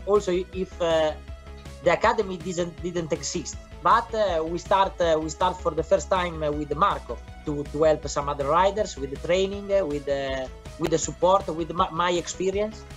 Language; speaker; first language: English; non-native, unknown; Italian